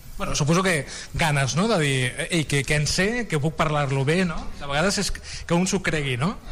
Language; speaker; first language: Catalan; native; Catalan